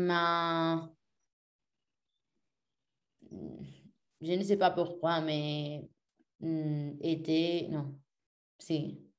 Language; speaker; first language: French; non-native, learner; Spanish